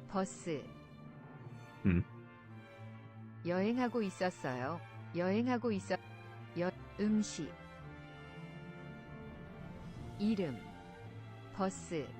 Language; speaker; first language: Korean; non-native, learner; English